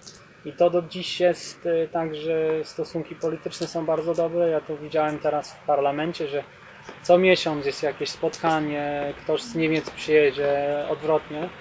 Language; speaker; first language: Polish; non-native, fluent; German